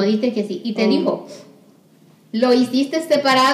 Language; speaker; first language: Spanish; native; Spanish